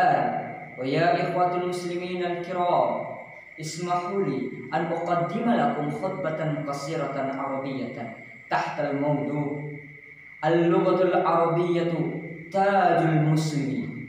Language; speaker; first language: Arabic; non-native, learner; Indonesian